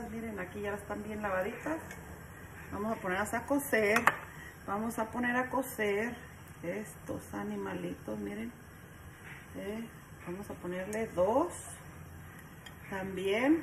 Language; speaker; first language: Spanish; native; Spanish